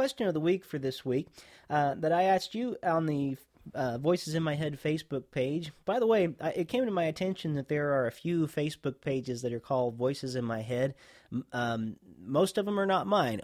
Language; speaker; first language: English; native; English